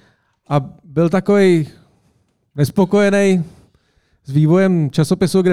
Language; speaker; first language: Czech; native; Czech